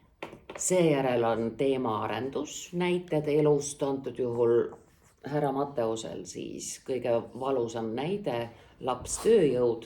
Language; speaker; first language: Estonian; native; Estonian